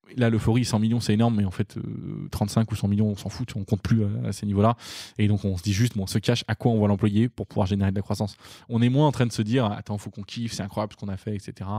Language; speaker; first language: French; native; French